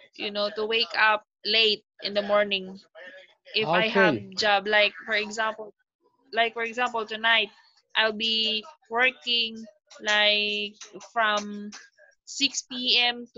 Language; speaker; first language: English; non-native, local second language; Filipino